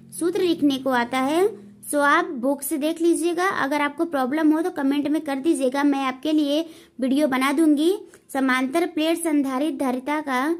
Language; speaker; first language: Hindi; native; Hindi